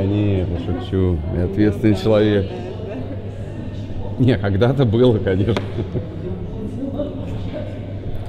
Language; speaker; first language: Russian; native; Russian